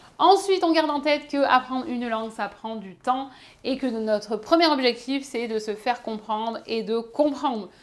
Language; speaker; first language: French; native; French